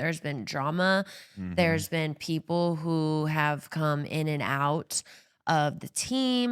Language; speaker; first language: English; native; English